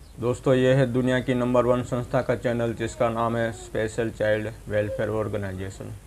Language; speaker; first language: Hindi; non-native, local second language; Gujarati